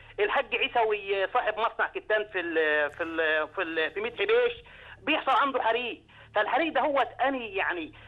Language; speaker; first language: Egyptian Arabic; native; Egyptian Arabic